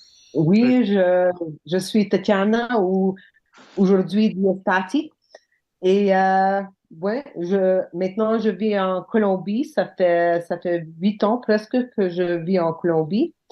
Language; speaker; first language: French; non-native, local second language; English